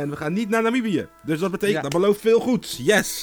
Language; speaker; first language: Dutch; native; Dutch